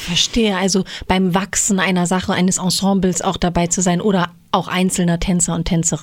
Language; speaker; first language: German; native; German